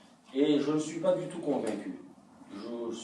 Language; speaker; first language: French; non-native, fluent; Arabic